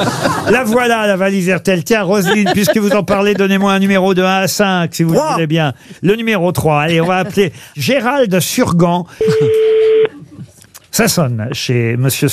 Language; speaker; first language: French; native; French